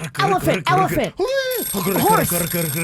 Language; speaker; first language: English; native; English